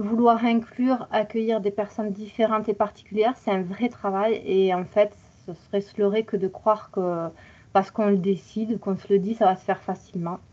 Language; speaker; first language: French; native; French